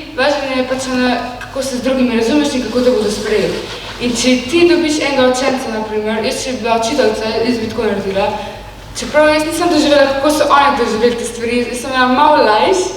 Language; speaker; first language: Slovenian; early bilingual, other home language; Albanian